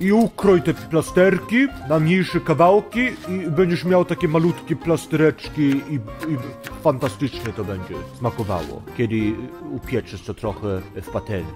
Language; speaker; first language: Polish; early bilingual, heritage; Polish